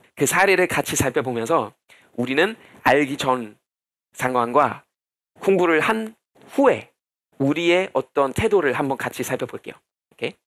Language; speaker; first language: Korean; non-native, fluent; German